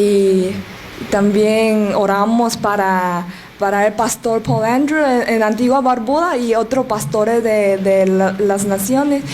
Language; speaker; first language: Spanish; non-native, learner; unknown